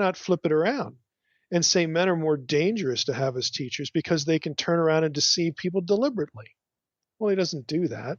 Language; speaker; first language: English; native; English